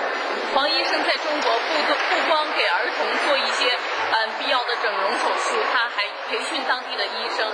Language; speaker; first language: Chinese; native; Chinese